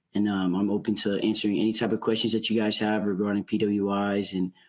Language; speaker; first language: English; native; English